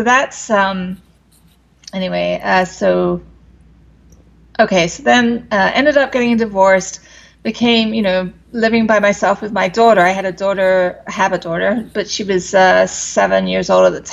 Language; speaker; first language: English; native; English